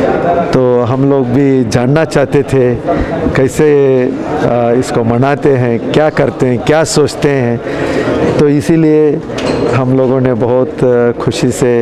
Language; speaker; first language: Hindi; non-native, local second language; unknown